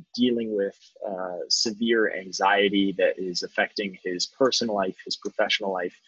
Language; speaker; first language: English; native; English